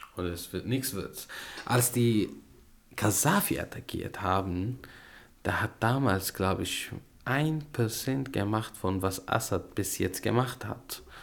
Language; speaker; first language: German; non-native, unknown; Arabic